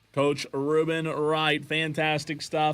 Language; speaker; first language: English; native; English